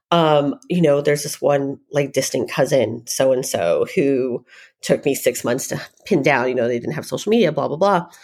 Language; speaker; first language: English; native; English